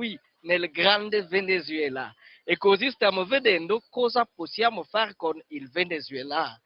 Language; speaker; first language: Italian; non-native, fluent; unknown